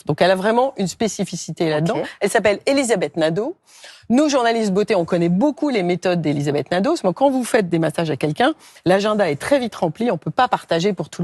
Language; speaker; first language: French; native; French